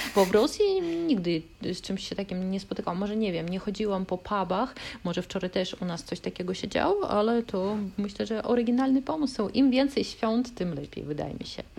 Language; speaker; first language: Polish; non-native, fluent; Russian